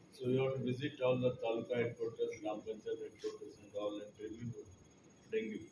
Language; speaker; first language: English; non-native, local second language; Kannada